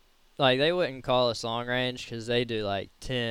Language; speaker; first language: English; native; English